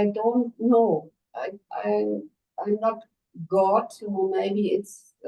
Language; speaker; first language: English; non-native, learner; German